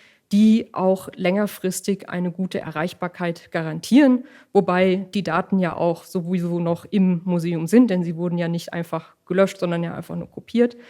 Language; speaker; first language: German; native; German